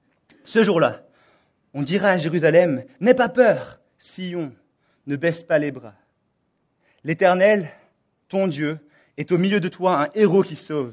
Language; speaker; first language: French; native; French